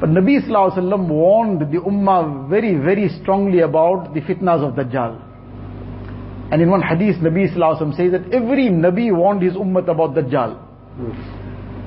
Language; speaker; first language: English; native; English